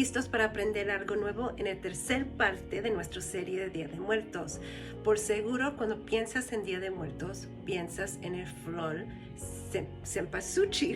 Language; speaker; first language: Spanish; early bilingual, heritage; Spanish